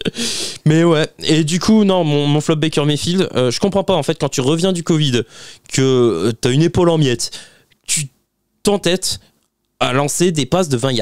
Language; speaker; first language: French; native; French